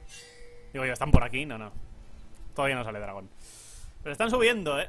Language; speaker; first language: Spanish; native; Spanish